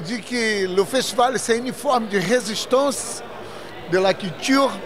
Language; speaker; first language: French; non-native, learner; Portuguese